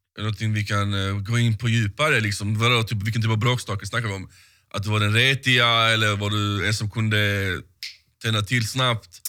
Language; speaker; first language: Swedish; native; Swedish